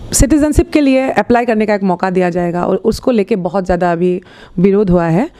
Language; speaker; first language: Hindi; non-native, local second language; Assamese